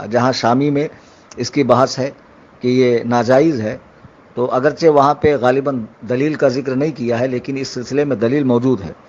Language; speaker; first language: Urdu; native; Urdu